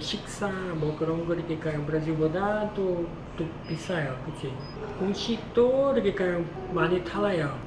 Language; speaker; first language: Korean; non-native, learner; Portuguese